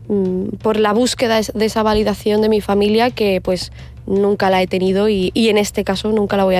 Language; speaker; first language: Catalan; early bilingual, other home language; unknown